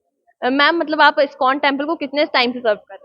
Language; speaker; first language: Hindi; native; Hindi